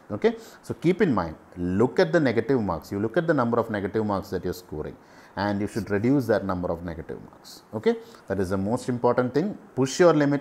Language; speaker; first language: English; non-native, local second language; Malayalam